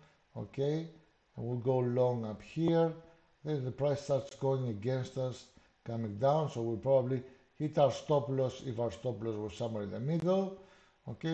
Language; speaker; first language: English; non-native, fluent; Greek